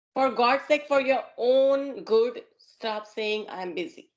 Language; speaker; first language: English; non-native, local second language; Gujarati